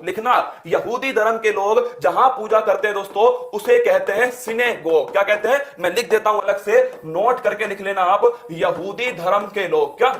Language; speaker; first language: Hindi; native; Hindi